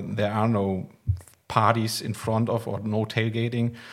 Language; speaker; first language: English; non-native, learner; German